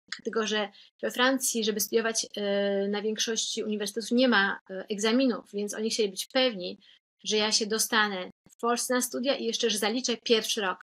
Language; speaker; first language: Polish; native; Polish